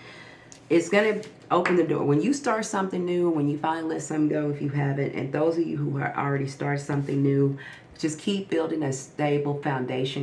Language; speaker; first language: English; native; English